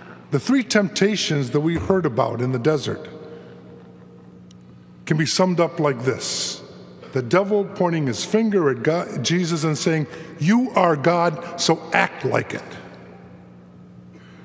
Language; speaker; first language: English; native; English